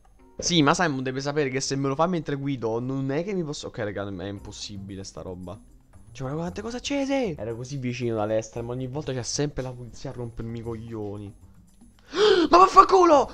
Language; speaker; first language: Italian; native; Italian